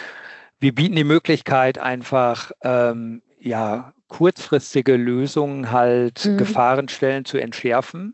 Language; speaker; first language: German; native; German